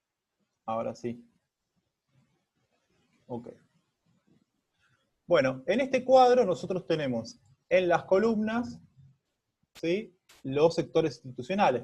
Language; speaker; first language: Spanish; native; Spanish